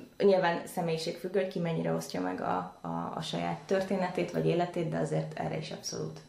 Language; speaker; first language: Hungarian; native; Hungarian